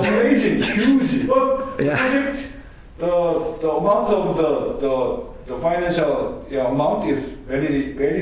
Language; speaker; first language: English; non-native, learner; Korean